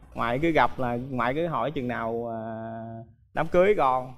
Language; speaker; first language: Vietnamese; native; Vietnamese